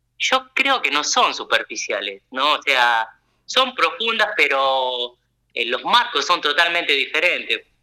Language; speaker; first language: Spanish; early bilingual, other home language; Japanese